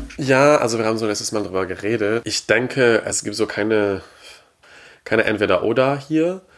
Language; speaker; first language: German; non-native, fluent; French